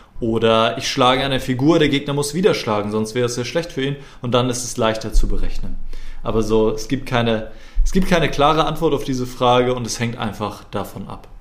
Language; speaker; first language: German; native; German